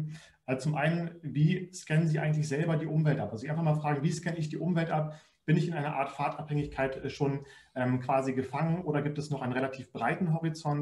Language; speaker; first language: German; native; German